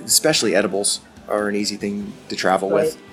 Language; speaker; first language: English; native; English